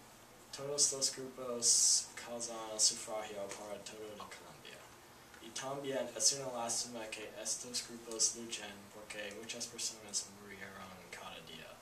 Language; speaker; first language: Spanish; non-native, learner; English